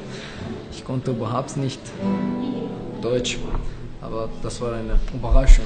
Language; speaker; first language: German; non-native, learner; Persian